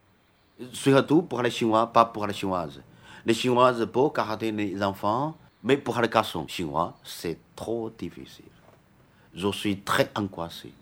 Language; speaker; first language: French; non-native, learner; Chinese